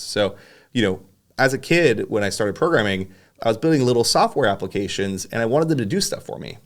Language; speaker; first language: English; native; English